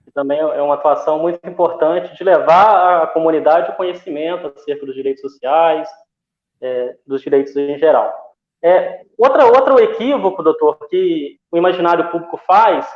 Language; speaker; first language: Portuguese; native; Portuguese